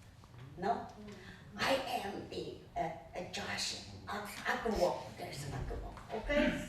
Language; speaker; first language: English; non-native, learner; Chinese